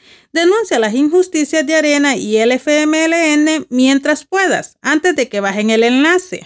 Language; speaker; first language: Spanish; native; Spanish